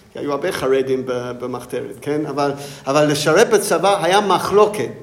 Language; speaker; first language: Hebrew; non-native, fluent; English